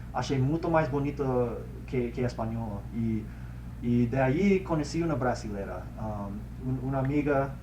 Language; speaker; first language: Portuguese; non-native, learner; English